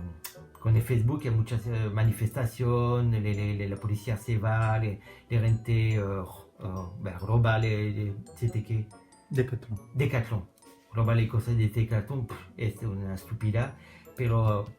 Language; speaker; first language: Spanish; non-native, learner; French